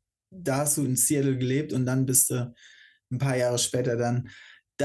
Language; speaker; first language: German; native; German